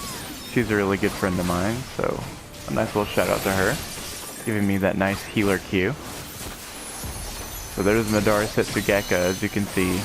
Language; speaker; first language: English; native; English